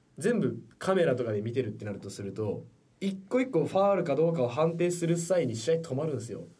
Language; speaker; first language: Japanese; native; Japanese